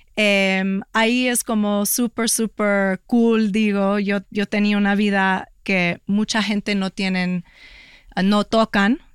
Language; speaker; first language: Spanish; early bilingual, heritage; Spanish